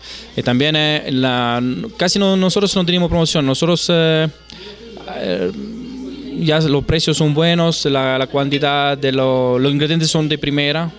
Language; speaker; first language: Spanish; non-native, fluent; Italian